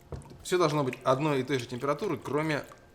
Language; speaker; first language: Russian; native; Russian